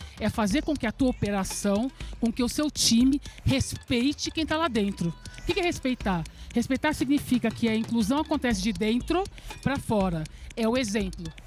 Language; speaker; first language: Portuguese; early bilingual, other home language; Serbian